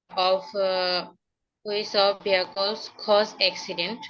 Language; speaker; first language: English; non-native, local second language; Bangla